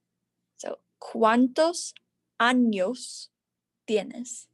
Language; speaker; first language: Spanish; non-native, learner; English